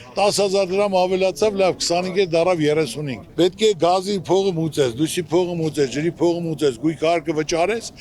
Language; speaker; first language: Armenian; native; Armenian